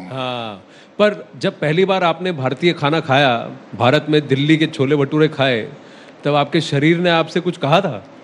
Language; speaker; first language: Hindi; native; Hindi